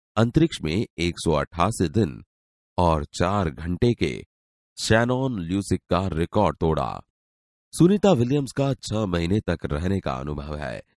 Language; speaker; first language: Hindi; non-native, local second language; Gujarati